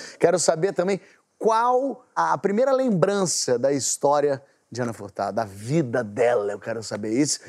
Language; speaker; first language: Portuguese; native; Portuguese